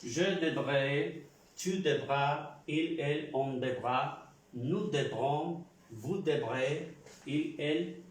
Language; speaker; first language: French; non-native, fluent; Spanish